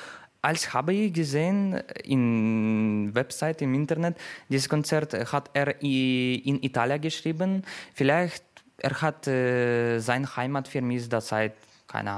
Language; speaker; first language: German; non-native, learner; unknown